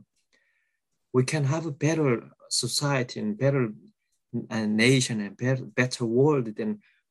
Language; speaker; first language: English; non-native, fluent; Korean